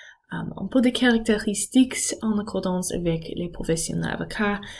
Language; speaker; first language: French; non-native, learner; English